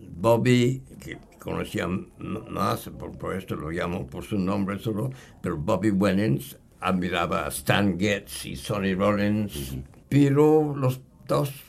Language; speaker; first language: Spanish; non-native, fluent; English